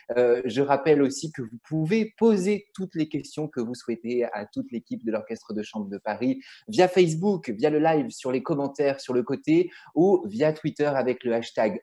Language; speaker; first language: French; native; French